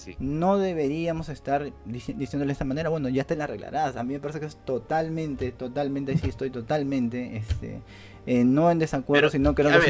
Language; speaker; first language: Spanish; native; Spanish